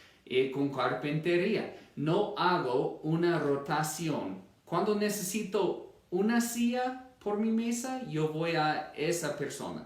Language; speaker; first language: Spanish; non-native, fluent; English